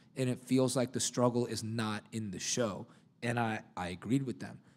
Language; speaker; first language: English; native; English